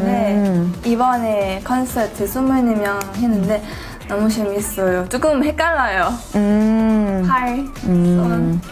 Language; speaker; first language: Korean; non-native, learner; Thai